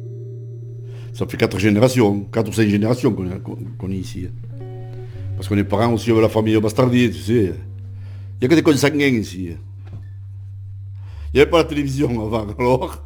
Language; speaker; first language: French; native; French